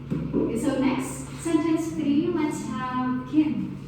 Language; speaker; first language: English; non-native, local second language; Filipino